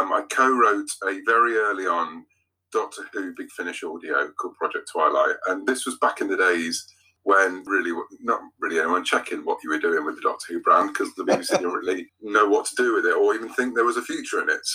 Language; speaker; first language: English; native; English